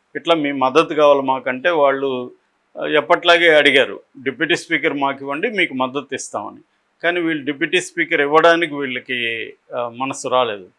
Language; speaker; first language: Telugu; native; Telugu